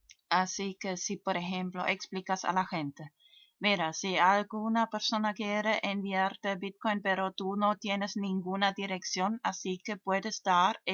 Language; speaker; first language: Spanish; non-native, fluent; German